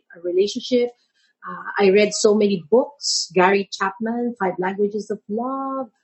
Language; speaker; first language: English; non-native, local second language; Filipino